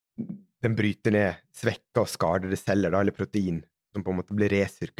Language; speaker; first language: Norwegian; native; Norwegian